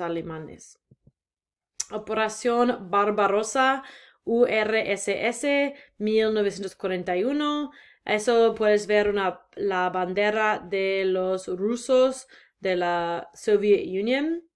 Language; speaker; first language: Spanish; non-native, fluent; English